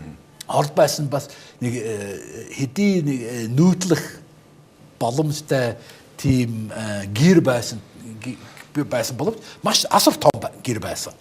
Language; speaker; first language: Mongolian; non-native, fluent; English